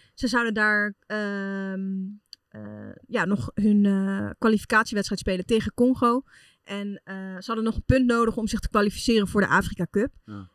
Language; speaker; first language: Dutch; native; Dutch